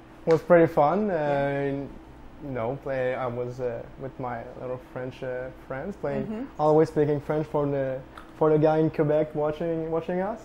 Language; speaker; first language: English; non-native, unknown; French